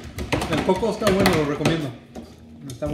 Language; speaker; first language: Spanish; early bilingual, other home language; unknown